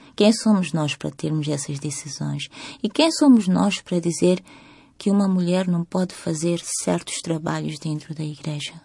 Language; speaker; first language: Portuguese; native; Portuguese